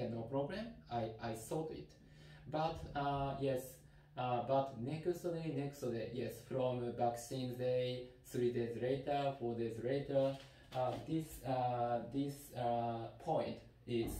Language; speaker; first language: English; non-native, learner; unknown